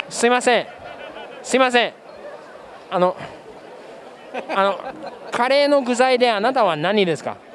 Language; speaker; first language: Japanese; early bilingual, heritage; English